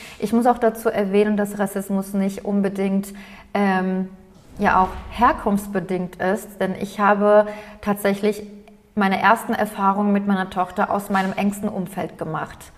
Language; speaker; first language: German; early bilingual, other home language; Turkish